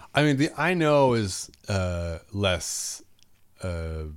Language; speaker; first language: English; native; English